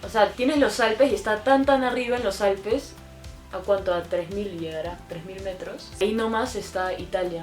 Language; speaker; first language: Spanish; native; Spanish